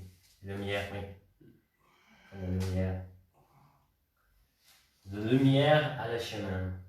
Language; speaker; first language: French; non-native, learner; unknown